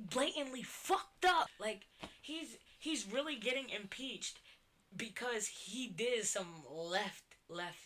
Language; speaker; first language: English; native; English